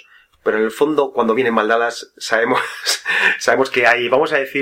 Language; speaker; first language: Spanish; native; Spanish